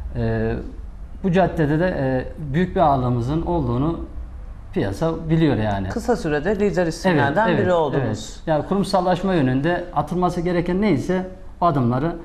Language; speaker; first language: Turkish; native; Turkish